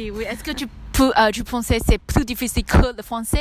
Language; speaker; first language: French; non-native, learner; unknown